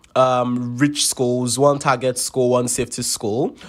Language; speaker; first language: English; non-native, local second language; Yoruba